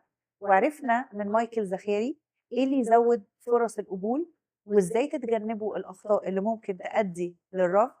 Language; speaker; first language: Arabic; native; Arabic